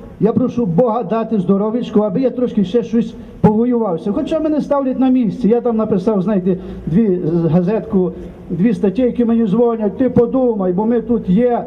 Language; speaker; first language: Ukrainian; native; Ukrainian